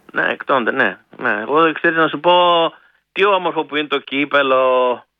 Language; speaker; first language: Greek; early bilingual, heritage; Greek